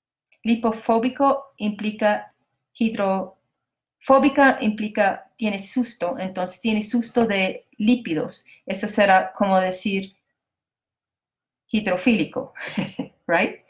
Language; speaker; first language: Spanish; non-native, fluent; English